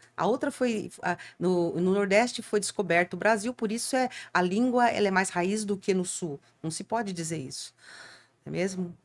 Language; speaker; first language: Portuguese; native; Portuguese